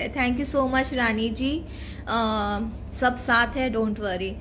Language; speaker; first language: Hindi; non-native, local second language; Gujarati